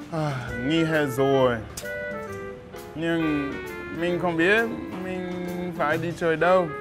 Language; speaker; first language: Vietnamese; non-native, fluent; English